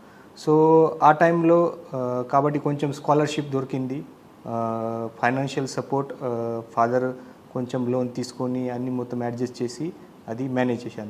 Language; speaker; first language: Telugu; non-native, fluent; Marathi